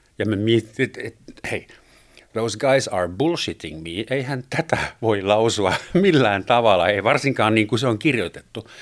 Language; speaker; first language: Finnish; non-native, fluent; German